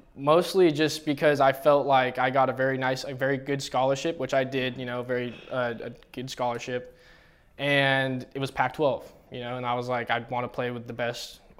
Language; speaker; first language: English; native; English